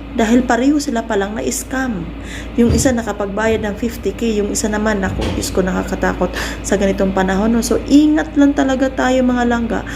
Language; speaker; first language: Filipino; native; Filipino